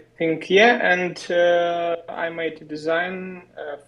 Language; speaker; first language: English; non-native, learner; Russian